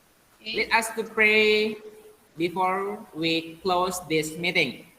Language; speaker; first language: English; non-native, learner; Indonesian